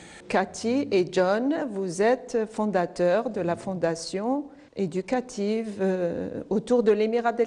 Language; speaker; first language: French; non-native, local second language; Arabic